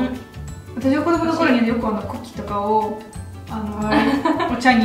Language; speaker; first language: Japanese; non-native, fluent; Russian